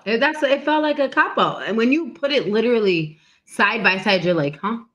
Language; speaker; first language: English; native; English